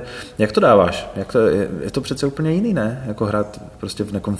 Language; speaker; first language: Czech; native; Czech